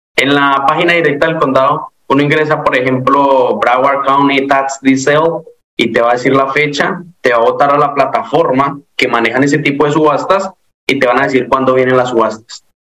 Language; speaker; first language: Spanish; native; Spanish